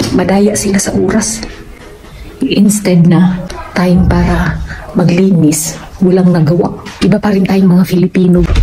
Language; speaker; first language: Filipino; native; Filipino